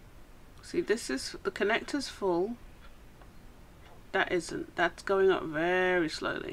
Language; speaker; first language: English; native; English